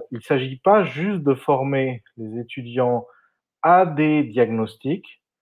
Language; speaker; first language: French; non-native, fluent; Spanish